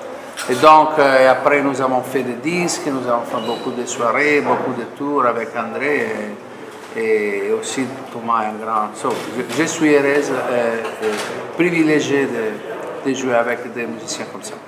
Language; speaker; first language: French; non-native, fluent; Italian